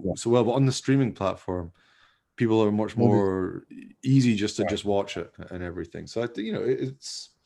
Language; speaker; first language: English; native; English